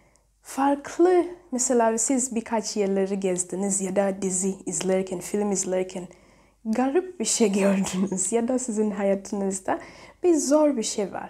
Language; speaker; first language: Turkish; non-native, learner; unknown